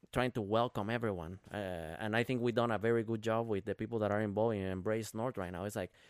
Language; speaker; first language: English; non-native, fluent; Spanish